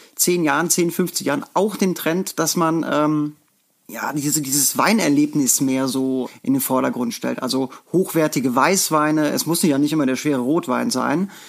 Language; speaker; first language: German; native; German